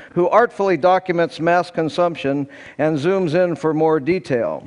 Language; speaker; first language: English; native; English